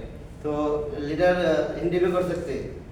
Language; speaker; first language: Hindi; non-native, learner; Bangla